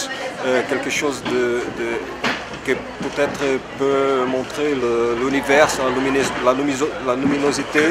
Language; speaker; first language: French; non-native, fluent; Portuguese